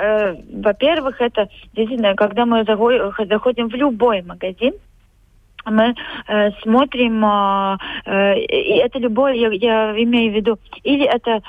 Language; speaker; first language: Russian; non-native, local second language; Latvian